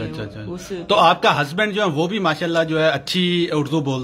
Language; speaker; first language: Urdu; native; Urdu